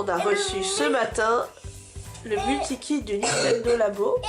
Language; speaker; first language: French; native; French